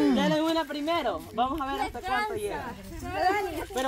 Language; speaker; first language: Spanish; native; Spanish